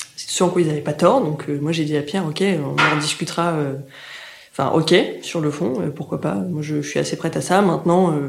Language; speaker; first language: French; native; French